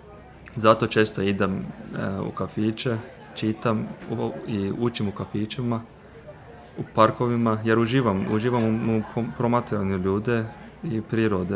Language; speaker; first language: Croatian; non-native, fluent; Turkish